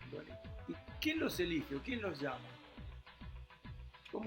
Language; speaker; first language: Spanish; native; Spanish